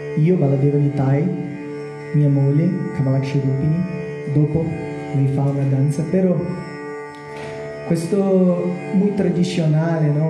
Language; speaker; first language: Italian; non-native, learner; Portuguese